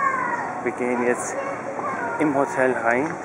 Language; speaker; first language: German; early bilingual, other home language; Turkish